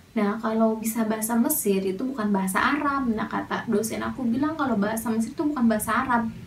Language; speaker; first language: Indonesian; native; Indonesian